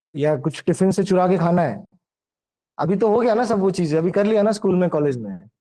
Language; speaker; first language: Hindi; non-native, local second language; Marathi